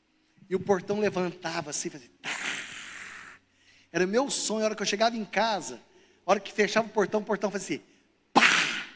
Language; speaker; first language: Portuguese; native; Portuguese